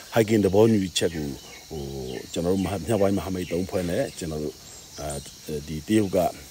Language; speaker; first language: Burmese; non-native, local second language; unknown